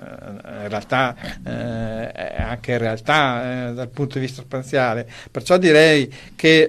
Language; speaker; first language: Italian; native; Italian